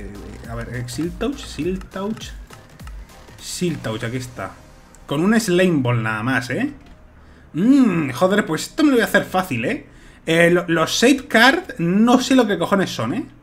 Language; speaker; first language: Spanish; native; Spanish